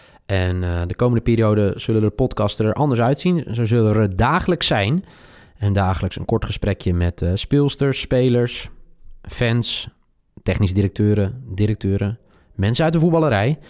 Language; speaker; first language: Dutch; native; Dutch